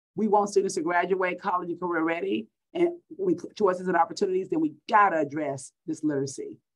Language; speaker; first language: English; native; English